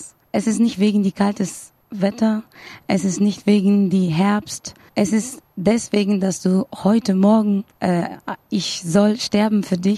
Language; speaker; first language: German; non-native, learner; Kurdish